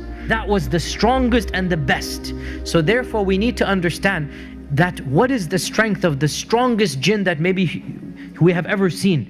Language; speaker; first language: English; native; English